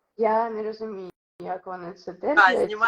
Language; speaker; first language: Ukrainian; non-native, local second language; Russian